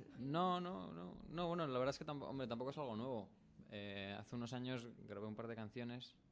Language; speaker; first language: Spanish; non-native, fluent; English